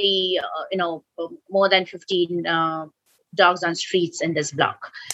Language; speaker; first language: English; non-native, local second language; Bangla